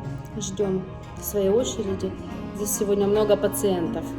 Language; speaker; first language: Russian; native; Russian